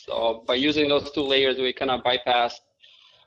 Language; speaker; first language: English; non-native, fluent; Albanian